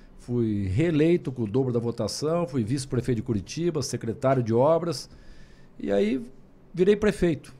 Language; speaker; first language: Portuguese; native; Portuguese